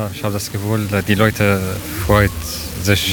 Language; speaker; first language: German; non-native, learner; Arabic